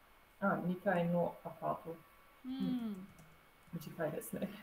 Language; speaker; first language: Japanese; non-native, learner; German